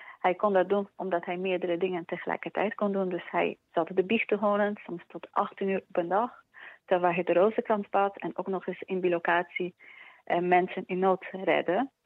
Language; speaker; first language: Dutch; early bilingual, other home language; Polish